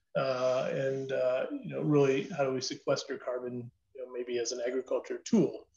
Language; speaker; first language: English; native; English